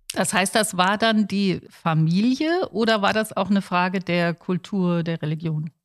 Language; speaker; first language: German; native; German